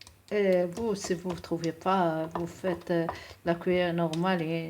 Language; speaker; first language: French; non-native, local second language; Arabic